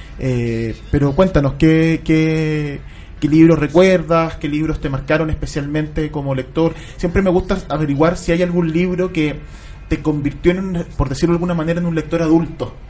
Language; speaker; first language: Spanish; native; Spanish